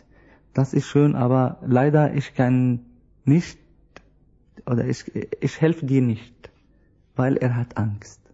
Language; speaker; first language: German; non-native, learner; Arabic